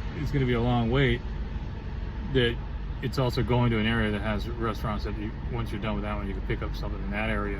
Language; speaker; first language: English; native; English